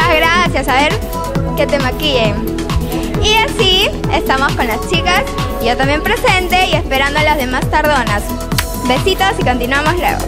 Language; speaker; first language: Spanish; native; Spanish